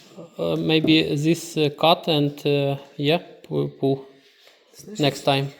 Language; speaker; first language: English; non-native, learner; Ukrainian